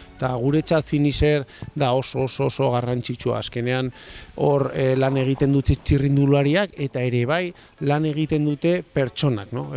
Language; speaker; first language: Basque; non-native, local second language; Spanish